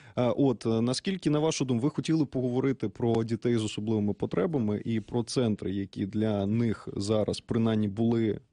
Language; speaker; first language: Ukrainian; native; Ukrainian